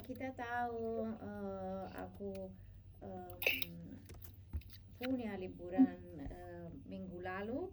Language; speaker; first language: Indonesian; non-native, learner; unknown